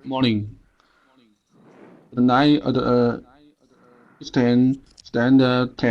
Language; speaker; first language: English; non-native, learner; Chinese